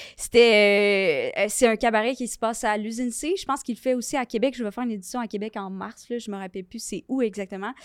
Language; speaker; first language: French; native; French